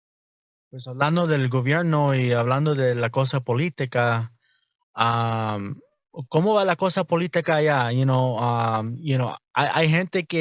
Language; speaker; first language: Spanish; non-native, learner; English